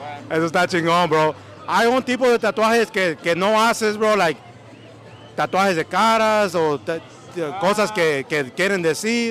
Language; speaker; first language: Spanish; early bilingual, heritage; Spanish